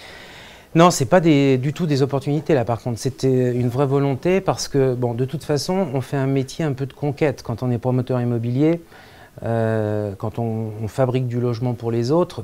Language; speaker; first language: French; native; French